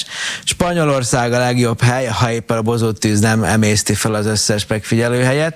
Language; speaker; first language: Hungarian; native; Hungarian